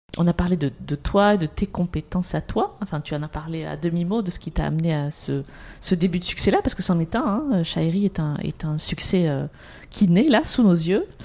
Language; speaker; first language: French; native; French